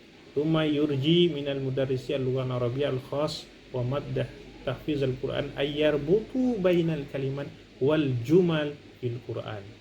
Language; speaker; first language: Arabic; non-native, fluent; Indonesian